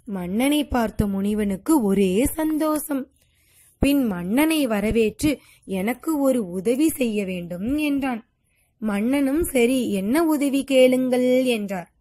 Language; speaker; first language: Tamil; native; Tamil